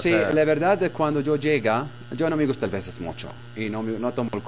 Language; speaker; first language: Spanish; non-native, learner; Arabic